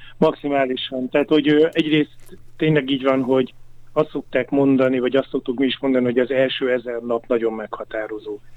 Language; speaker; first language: Hungarian; native; Hungarian